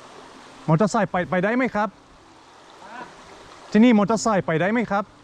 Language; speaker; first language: Thai; non-native, learner; Russian